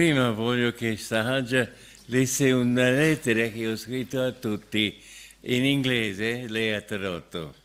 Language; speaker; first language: Italian; non-native, fluent; English